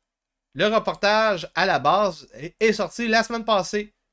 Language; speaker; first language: French; native; French